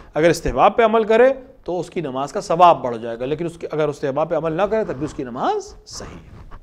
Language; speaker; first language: Urdu; native; Urdu